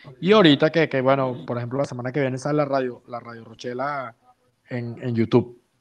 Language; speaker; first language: Spanish; native; Spanish